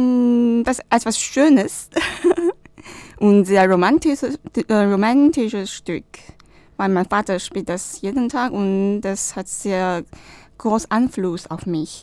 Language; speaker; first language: German; non-native, learner; Chinese